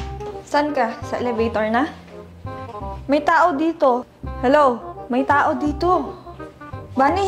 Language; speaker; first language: Filipino; native; Filipino